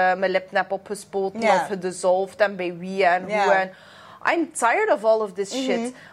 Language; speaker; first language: Dutch; native; Dutch